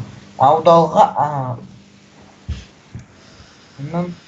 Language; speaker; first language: Kazakh; non-native, local second language; Russian